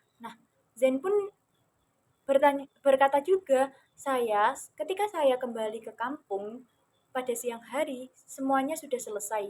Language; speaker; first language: Indonesian; native; Indonesian